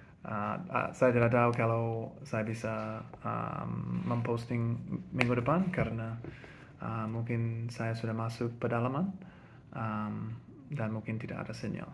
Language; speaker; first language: Indonesian; non-native, fluent; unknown